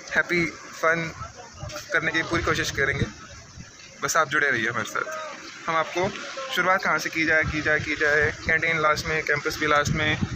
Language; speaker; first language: Hindi; non-native, local second language; Punjabi